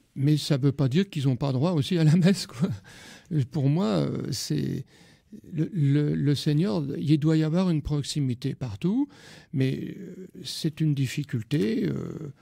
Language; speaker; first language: French; native; French